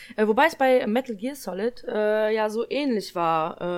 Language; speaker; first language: German; early bilingual, other home language; Polish